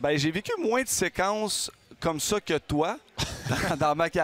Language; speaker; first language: French; native; French